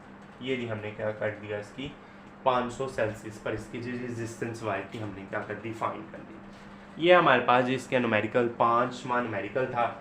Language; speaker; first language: Hindi; non-native, local second language; Punjabi